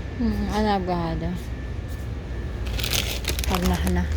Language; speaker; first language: Arabic; non-native, learner; Filipino